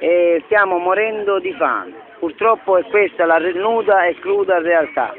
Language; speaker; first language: Italian; native; Italian